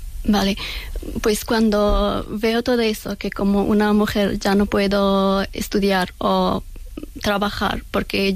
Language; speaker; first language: Spanish; non-native, learner; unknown